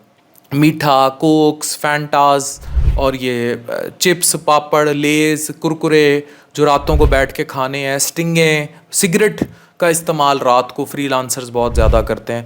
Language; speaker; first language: Urdu; native; Urdu